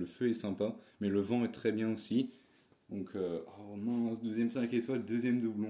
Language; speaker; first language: French; native; French